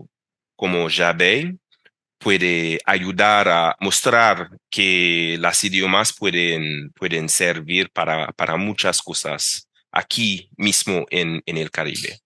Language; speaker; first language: Spanish; non-native, fluent; English